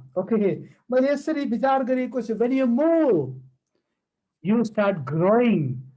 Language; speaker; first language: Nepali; non-native, fluent; Malayalam